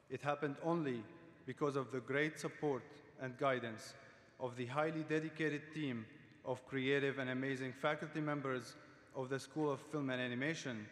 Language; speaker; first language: English; non-native, fluent; Arabic